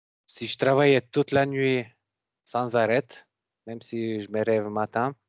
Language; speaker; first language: French; non-native, learner; Macedonian